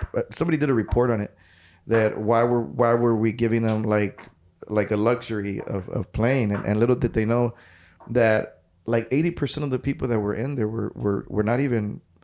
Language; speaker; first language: English; early bilingual, other home language; Spanish